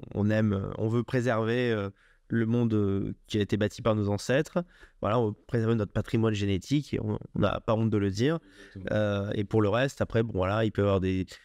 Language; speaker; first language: French; native; French